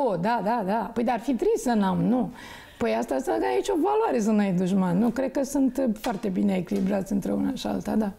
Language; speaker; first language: Romanian; native; Romanian